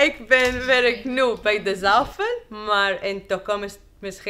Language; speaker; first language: Dutch; early bilingual, other home language; Arabic